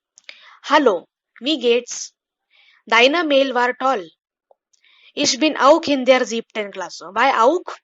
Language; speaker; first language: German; non-native, fluent; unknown